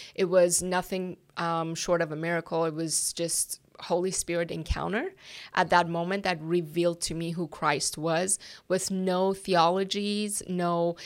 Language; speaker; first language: English; non-native, fluent; Persian